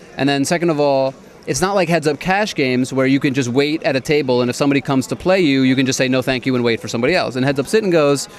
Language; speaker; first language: English; native; English